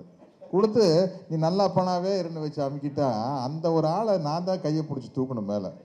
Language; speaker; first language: Tamil; native; Tamil